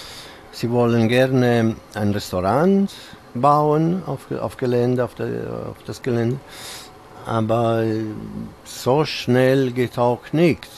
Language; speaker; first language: German; non-native, fluent; Italian